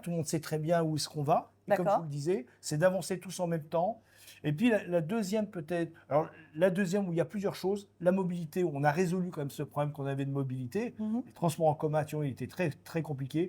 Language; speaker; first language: French; native; French